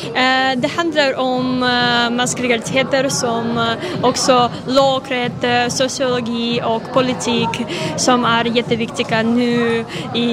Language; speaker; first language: Swedish; non-native, learner; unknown